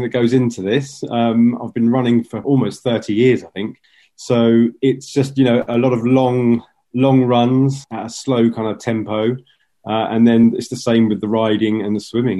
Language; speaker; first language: English; native; English